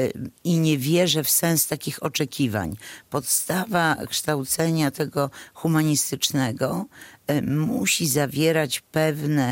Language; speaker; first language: Polish; native; Polish